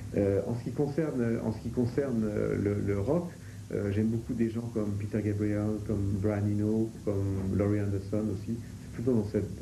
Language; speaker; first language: French; native; French